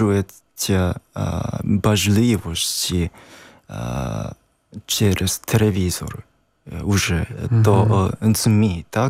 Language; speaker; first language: Ukrainian; non-native, learner; Japanese